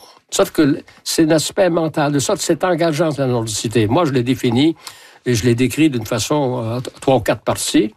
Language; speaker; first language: French; native; French